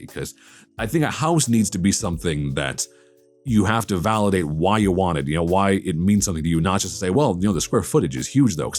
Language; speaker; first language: English; native; English